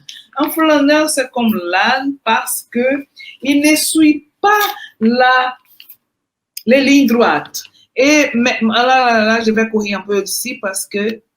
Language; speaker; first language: French; non-native, fluent; Portuguese